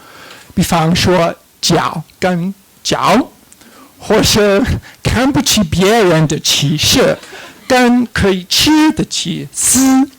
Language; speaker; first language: Chinese; non-native, fluent; English